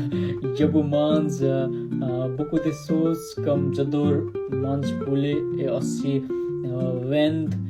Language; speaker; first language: French; non-native, learner; Nepali